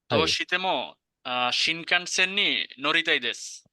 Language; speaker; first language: Japanese; non-native, learner; Bangla